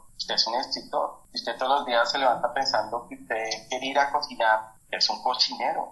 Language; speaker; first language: Spanish; native; Spanish